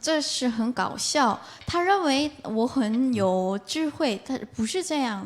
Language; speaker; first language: Chinese; non-native, fluent; Korean